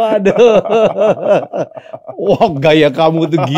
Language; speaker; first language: Indonesian; native; Indonesian